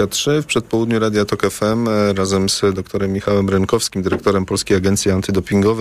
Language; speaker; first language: Polish; native; Polish